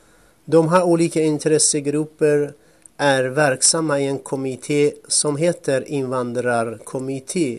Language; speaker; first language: Swedish; non-native, fluent; Kurdish